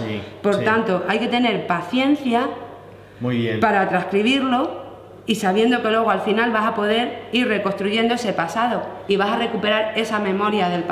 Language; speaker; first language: Spanish; native; Spanish